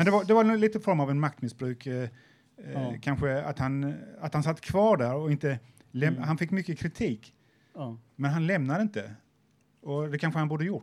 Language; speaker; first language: Swedish; native; Swedish